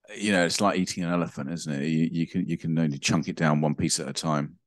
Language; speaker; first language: English; native; English